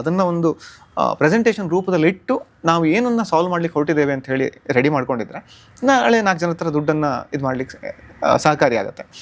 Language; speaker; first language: Kannada; native; Kannada